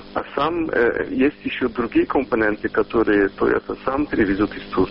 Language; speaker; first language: Russian; non-native, local second language; Turkish